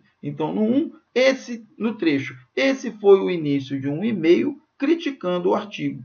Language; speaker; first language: Portuguese; native; Portuguese